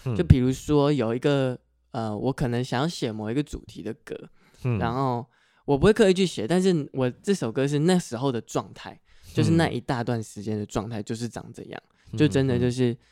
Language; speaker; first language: Chinese; non-native, local second language; Hakka Chinese